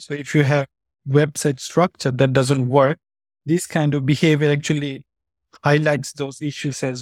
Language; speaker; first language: English; non-native, fluent; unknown